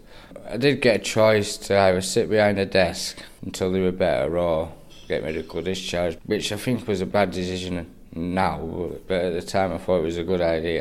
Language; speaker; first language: English; native; English